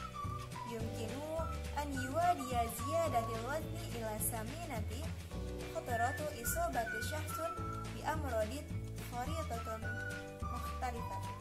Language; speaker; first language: Arabic; non-native, learner; Indonesian